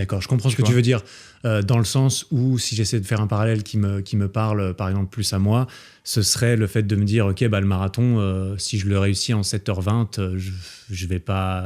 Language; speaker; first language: French; native; French